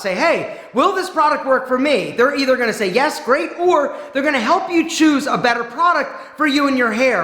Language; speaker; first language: English; native; English